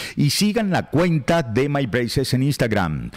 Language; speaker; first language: Spanish; native; Spanish